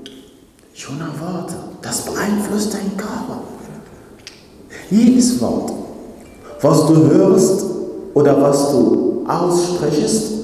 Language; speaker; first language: German; non-native, fluent; Arabic